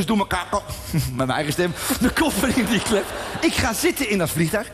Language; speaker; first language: Dutch; native; Dutch